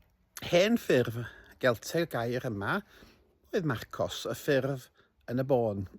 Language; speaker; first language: Welsh; native; Welsh